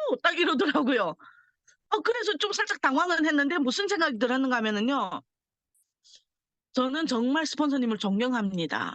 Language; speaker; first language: Korean; early bilingual, heritage; Korean